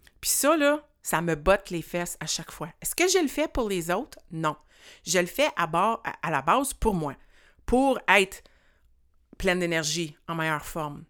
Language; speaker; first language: French; native; French